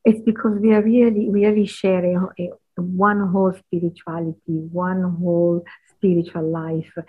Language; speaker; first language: English; non-native, fluent; Italian